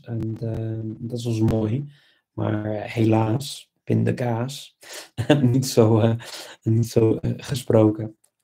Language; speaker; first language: Dutch; non-native, fluent; English